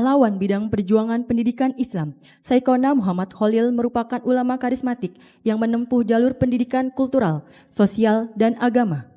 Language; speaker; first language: Indonesian; native; Indonesian